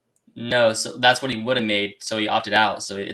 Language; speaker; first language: English; native; English